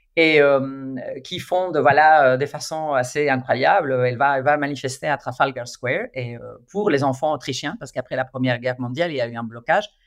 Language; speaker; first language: French; non-native, fluent; Spanish